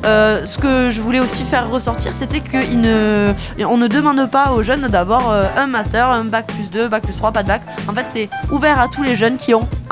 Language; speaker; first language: French; native; French